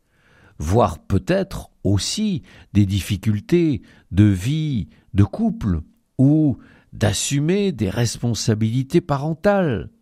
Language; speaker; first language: French; native; French